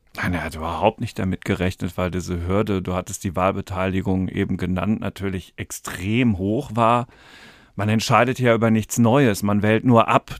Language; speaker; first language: German; native; German